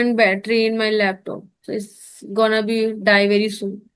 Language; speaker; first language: English; non-native, learner; Hindi